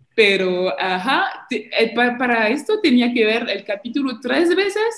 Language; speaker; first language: Spanish; non-native, fluent; French